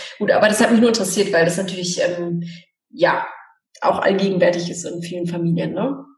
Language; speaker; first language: German; native; German